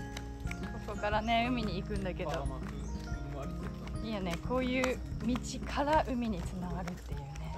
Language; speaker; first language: Japanese; native; Japanese